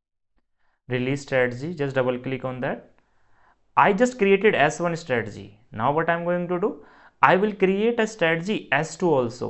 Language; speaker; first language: English; non-native, local second language; Hindi